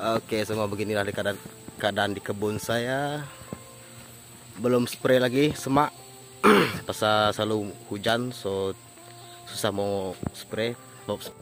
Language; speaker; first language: Malay; non-native, local second language; Iban